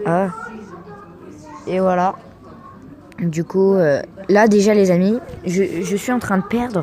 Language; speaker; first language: French; native; French